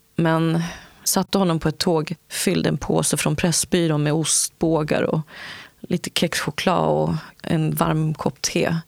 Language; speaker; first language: Swedish; early bilingual, other home language; Kurdish